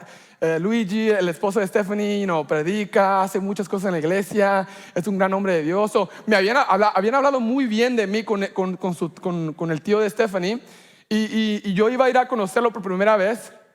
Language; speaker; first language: Spanish; early bilingual, heritage; Spanish